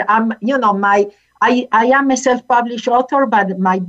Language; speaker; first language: English; non-native, fluent; Spanish